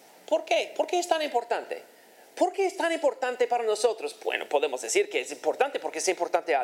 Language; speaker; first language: Spanish; non-native, fluent; English